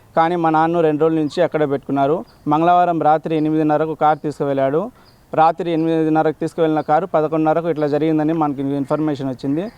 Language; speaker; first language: Telugu; native; Telugu